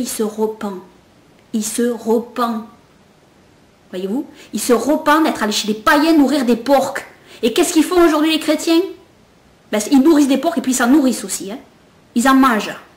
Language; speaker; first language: French; native; French